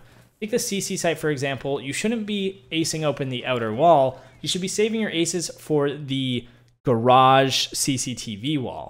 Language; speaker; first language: English; native; English